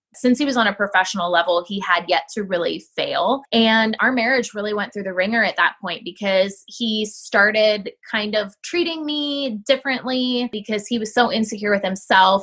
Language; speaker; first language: English; native; English